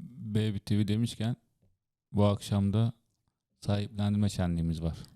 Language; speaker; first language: Turkish; native; Turkish